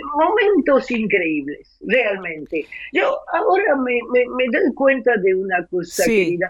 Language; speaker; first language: Spanish; non-native, fluent; French